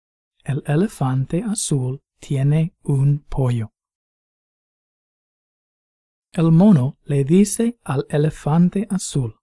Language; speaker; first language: Spanish; non-native, fluent; English